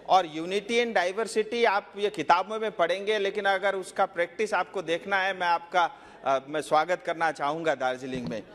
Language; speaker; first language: Hindi; non-native, local second language; Nepali